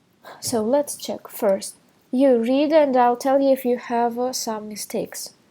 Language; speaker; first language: English; non-native, fluent; Russian